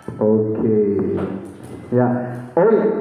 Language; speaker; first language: English; non-native, local second language; Indonesian